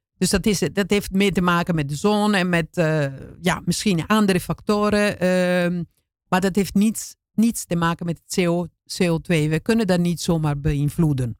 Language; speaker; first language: Dutch; non-native, fluent; Italian